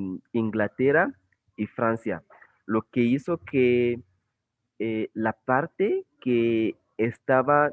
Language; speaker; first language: Spanish; non-native, fluent; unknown